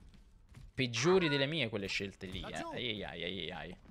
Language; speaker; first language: Italian; native; Italian